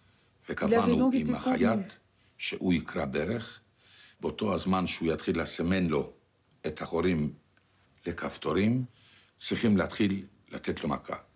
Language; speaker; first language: Hebrew; non-native, fluent; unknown